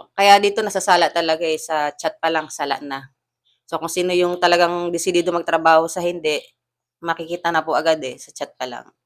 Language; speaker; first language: Filipino; native; Filipino